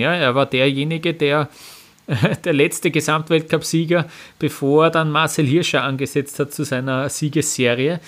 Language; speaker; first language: German; native; German